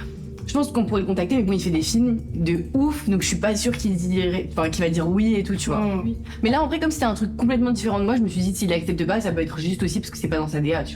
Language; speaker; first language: French; native; French